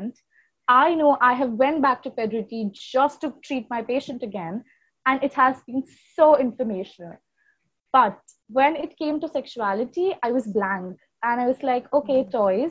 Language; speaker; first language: English; non-native, local second language; Hindi